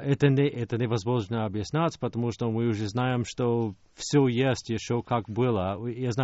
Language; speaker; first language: Russian; non-native, fluent; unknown